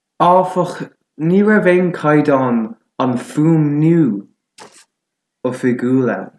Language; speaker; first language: Irish; non-native, local second language; English